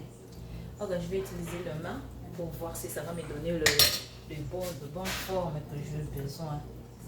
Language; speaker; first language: French; non-native, local second language; Lingala